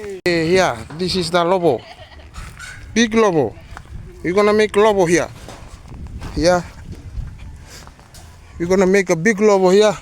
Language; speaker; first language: English; non-native, local second language; Fijian